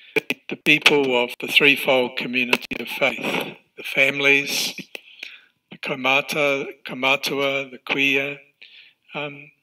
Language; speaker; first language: English; native; English